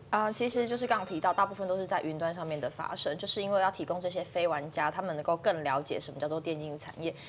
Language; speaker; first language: Chinese; native; Chinese